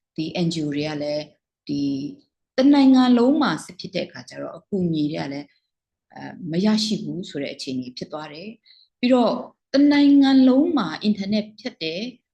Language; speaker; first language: Burmese; non-native, local second language; Kachin